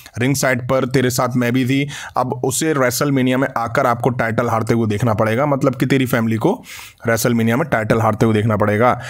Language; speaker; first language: Hindi; native; Hindi